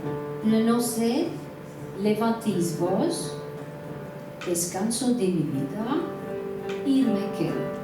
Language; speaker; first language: French; non-native, learner; Turkish